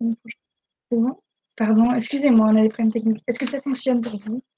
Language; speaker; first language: French; native; French